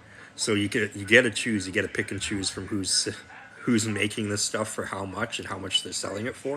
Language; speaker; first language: English; native; English